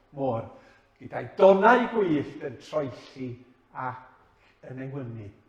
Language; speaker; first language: Welsh; native; Welsh